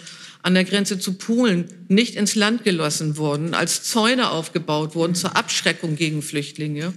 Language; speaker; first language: German; native; German